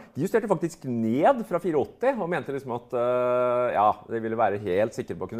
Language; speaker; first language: Norwegian; native; Norwegian